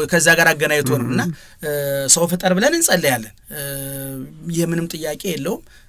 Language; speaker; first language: Amharic; native; Amharic